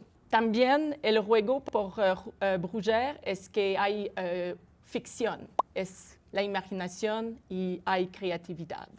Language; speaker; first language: Spanish; non-native, fluent; French